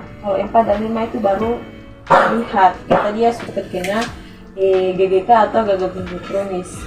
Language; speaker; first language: Indonesian; non-native, local second language; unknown